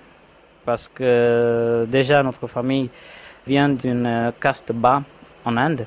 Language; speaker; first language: French; non-native, fluent; Tamil